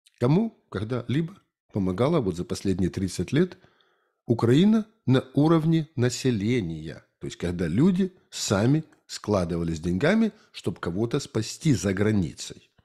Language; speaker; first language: Russian; native; Russian